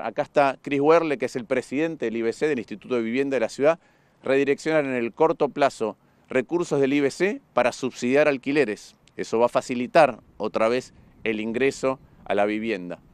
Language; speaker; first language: Spanish; native; Spanish